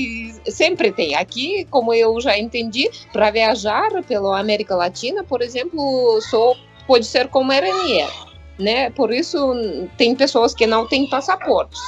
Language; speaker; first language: Portuguese; non-native, fluent; Russian